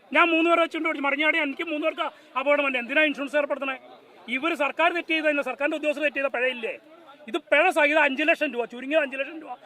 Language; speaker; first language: Malayalam; native; Malayalam